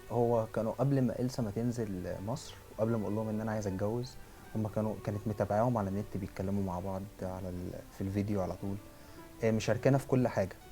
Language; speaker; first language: Arabic; native; Arabic